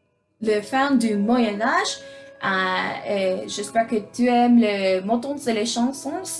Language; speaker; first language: French; non-native, learner; English